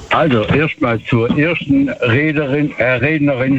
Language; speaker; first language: German; native; German